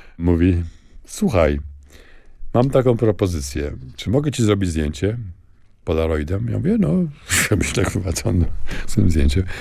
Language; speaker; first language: Polish; native; Polish